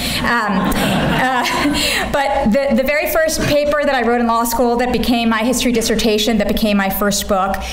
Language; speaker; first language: English; native; English